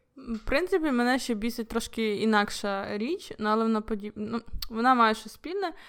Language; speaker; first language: Ukrainian; non-native, local second language; Russian